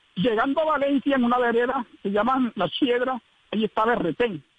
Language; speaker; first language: Spanish; native; Spanish